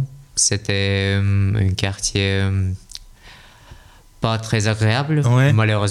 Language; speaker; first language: French; non-native, learner; Russian